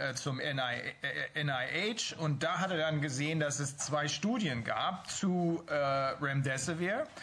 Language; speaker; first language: German; native; German